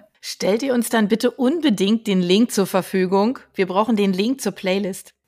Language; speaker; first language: German; native; German